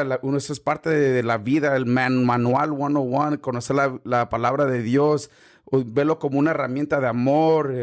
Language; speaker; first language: Spanish; early bilingual, heritage; Spanish